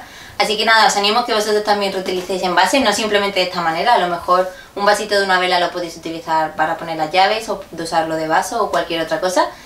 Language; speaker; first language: Spanish; native; Spanish